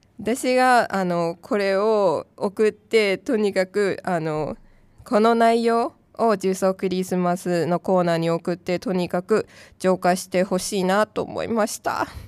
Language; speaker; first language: Japanese; non-native, fluent; Chinese